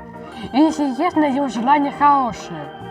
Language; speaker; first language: Russian; native; Russian